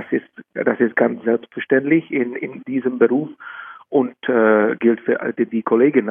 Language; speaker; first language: German; non-native, fluent; Czech